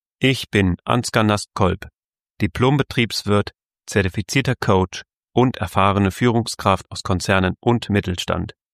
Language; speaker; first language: German; native; German